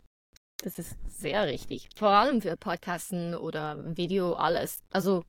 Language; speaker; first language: German; non-native, fluent; English